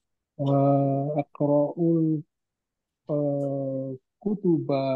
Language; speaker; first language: Arabic; non-native, learner; Indonesian